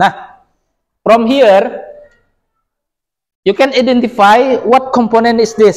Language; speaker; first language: English; non-native, local second language; Indonesian